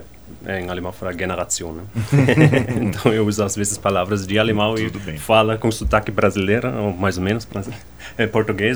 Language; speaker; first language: Portuguese; non-native, fluent; German